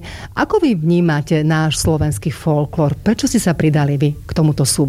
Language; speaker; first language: Slovak; native; Slovak